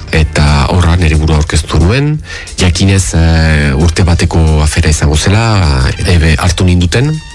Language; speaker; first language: Basque; native; Basque